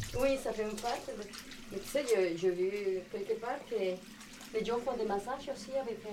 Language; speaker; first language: French; non-native, fluent; Spanish